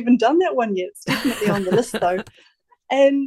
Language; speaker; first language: English; native; English